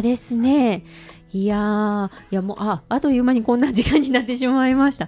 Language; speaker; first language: Japanese; native; Japanese